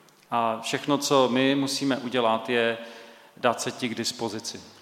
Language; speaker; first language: Czech; native; Czech